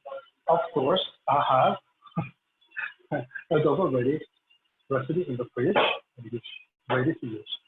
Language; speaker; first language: English; non-native, fluent; Italian